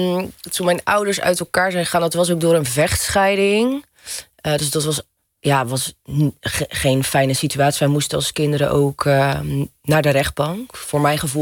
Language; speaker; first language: Dutch; native; Dutch